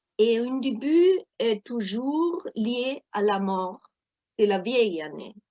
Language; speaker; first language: French; non-native, fluent; German